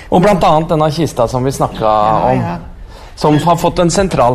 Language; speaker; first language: Norwegian; native; Norwegian